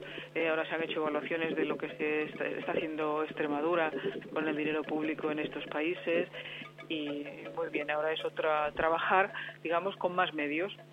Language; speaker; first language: Spanish; native; Spanish